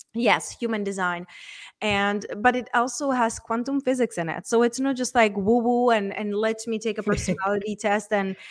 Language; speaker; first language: English; non-native, fluent; Czech